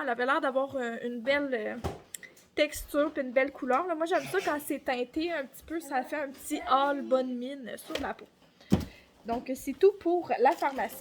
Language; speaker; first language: French; native; French